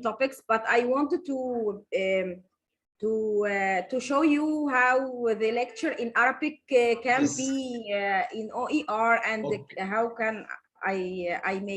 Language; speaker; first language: English; non-native, learner; Arabic